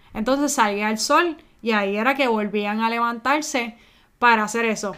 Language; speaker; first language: Spanish; early bilingual, heritage; Spanish